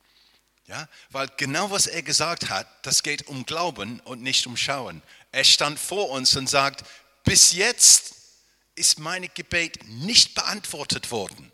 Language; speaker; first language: German; non-native, fluent; English